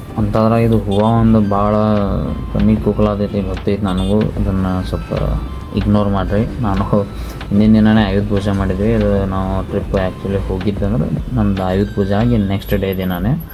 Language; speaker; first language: Kannada; native; Kannada